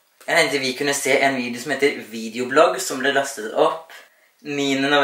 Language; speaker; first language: Norwegian; native; Norwegian